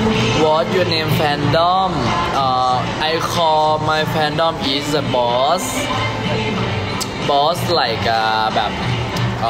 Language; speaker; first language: English; non-native, learner; Thai